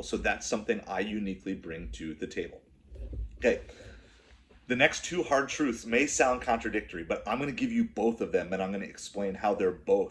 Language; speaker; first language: English; native; English